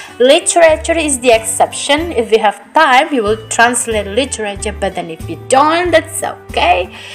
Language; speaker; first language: English; non-native, fluent; Indonesian